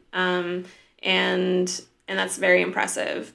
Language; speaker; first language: English; native; English